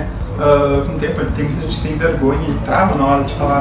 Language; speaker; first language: Portuguese; native; Portuguese